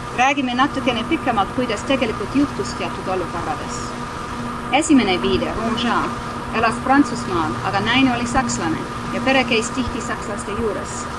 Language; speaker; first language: Estonian; non-native, fluent; English